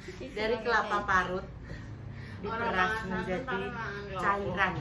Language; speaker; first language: Indonesian; non-native, local second language; Javanese